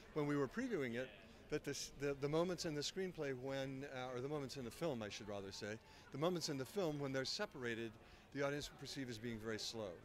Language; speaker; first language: English; native; English